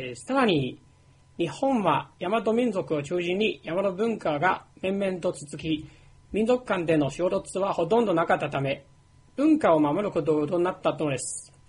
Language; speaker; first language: Japanese; non-native, fluent; Chinese